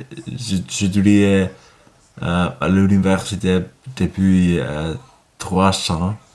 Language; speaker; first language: French; non-native, learner; Finnish